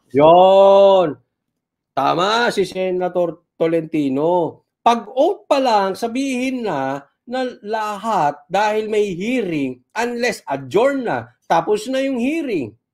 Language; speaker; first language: Filipino; native; Filipino